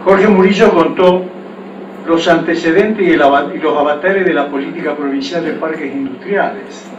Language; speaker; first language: Spanish; native; Spanish